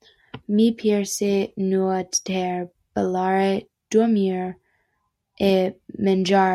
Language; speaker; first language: Italian; non-native, learner; Spanish